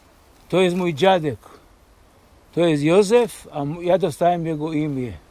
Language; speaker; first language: Polish; early bilingual, heritage; Polish